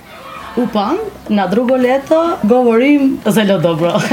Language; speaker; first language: Slovenian; non-native, learner; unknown